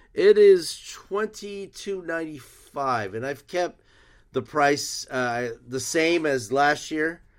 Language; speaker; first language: English; early bilingual, other home language; Spanish